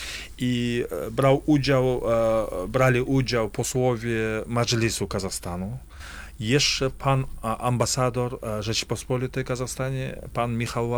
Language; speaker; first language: Polish; non-native, fluent; Kazakh